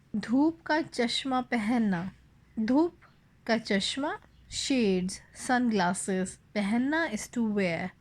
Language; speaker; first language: Urdu; native; Urdu